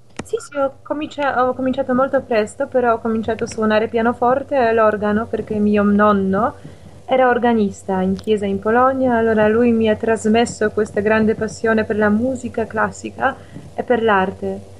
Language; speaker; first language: Italian; non-native, fluent; Polish